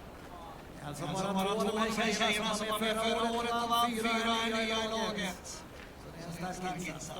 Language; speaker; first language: Swedish; native; Swedish